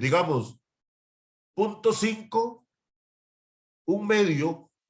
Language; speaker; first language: Spanish; native; Spanish